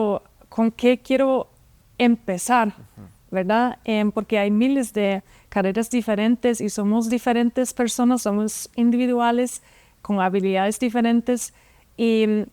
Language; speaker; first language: Spanish; non-native, fluent; German